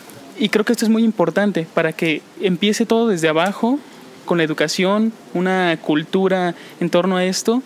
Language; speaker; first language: Spanish; native; Spanish